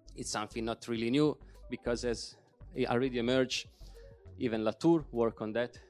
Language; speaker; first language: English; non-native, fluent; Italian